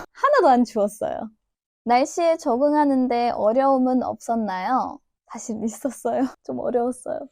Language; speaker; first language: Korean; non-native, fluent; Turkish